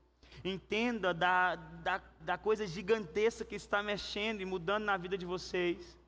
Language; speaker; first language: Portuguese; native; Portuguese